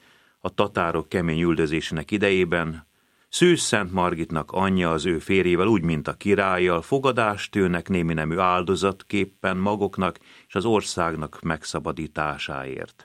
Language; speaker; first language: Hungarian; native; Hungarian